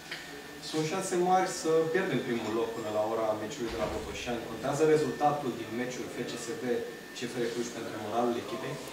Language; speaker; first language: Romanian; native; Romanian